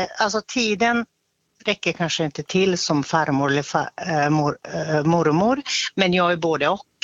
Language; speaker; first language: Swedish; native; Swedish